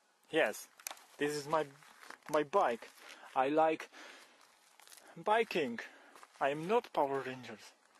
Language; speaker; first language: English; non-native, learner; Polish